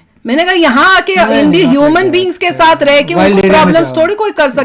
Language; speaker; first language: Hindi; native; Hindi